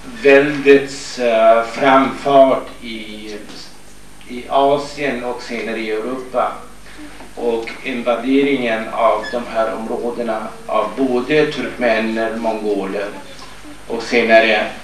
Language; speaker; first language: Swedish; non-native, fluent; Kurdish